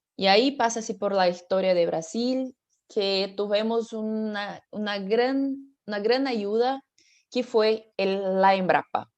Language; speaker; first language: Spanish; non-native, fluent; Portuguese